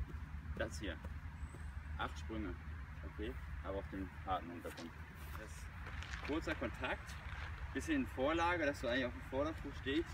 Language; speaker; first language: German; native; German